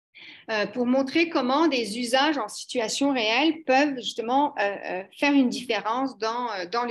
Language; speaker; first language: French; native; French